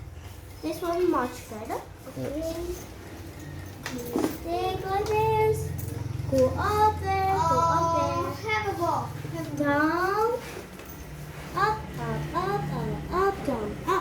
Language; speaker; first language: English; non-native, learner; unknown